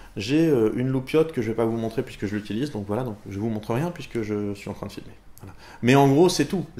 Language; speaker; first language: French; native; French